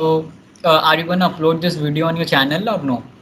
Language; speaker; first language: English; non-native, local second language; Hindi